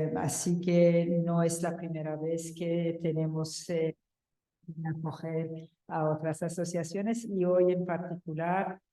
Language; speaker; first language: Spanish; non-native, local second language; Catalan